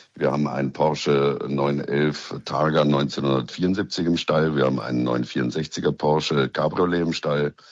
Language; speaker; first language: German; native; German